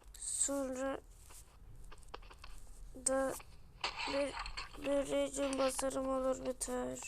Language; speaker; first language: Turkish; native; Turkish